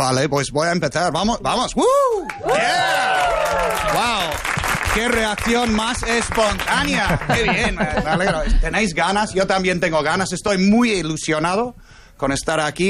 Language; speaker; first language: Spanish; non-native, fluent; English